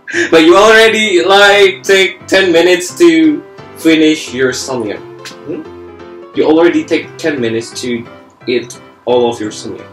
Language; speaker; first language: English; non-native, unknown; Indonesian